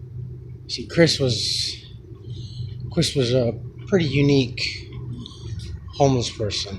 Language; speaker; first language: English; native; English